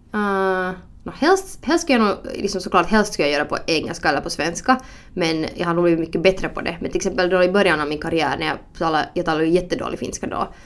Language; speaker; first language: Swedish; native; Swedish